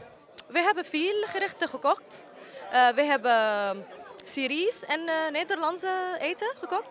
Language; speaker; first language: Dutch; non-native, learner; Arabic